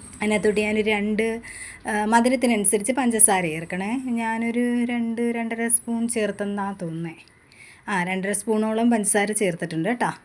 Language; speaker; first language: Malayalam; native; Malayalam